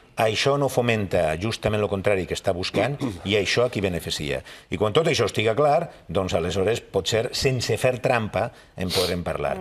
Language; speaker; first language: Catalan; native; Catalan